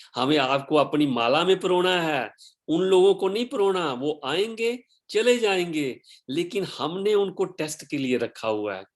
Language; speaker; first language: Hindi; non-native, local second language; Punjabi